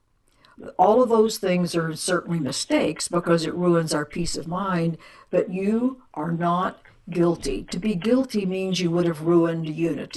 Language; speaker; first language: English; native; English